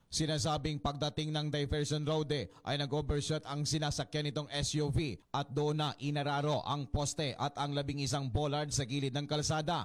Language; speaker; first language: Filipino; non-native, local second language; Hiligaynon